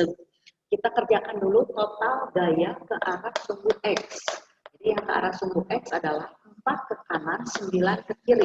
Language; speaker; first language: Indonesian; native; Indonesian